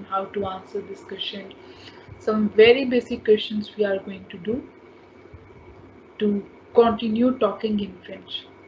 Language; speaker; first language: English; non-native, local second language; Hindi